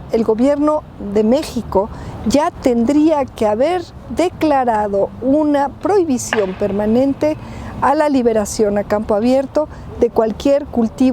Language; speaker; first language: Spanish; native; Spanish